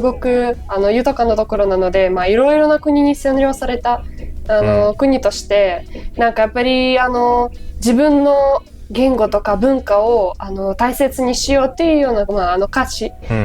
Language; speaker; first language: Japanese; non-native, fluent; Ukrainian